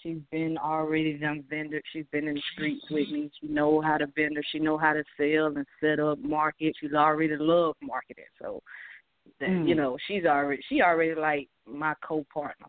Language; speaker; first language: English; native; English